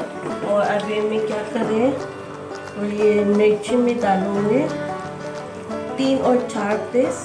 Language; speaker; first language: Hindi; non-native, learner; Filipino